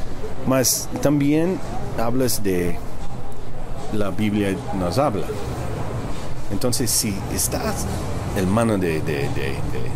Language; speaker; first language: Spanish; early bilingual, heritage; Spanish